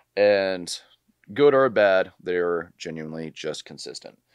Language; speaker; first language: English; native; English